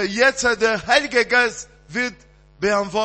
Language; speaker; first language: German; non-native, learner; French